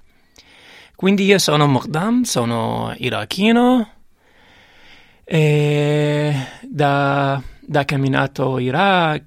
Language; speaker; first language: Italian; non-native, learner; Arabic